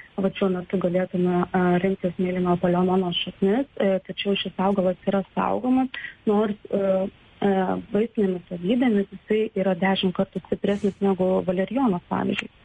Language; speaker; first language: Lithuanian; native; Lithuanian